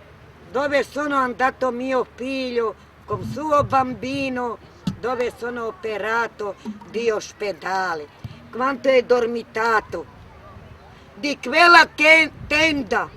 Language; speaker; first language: Italian; non-native, learner; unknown